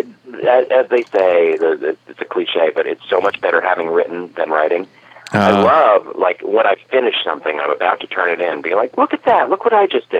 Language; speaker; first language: English; native; English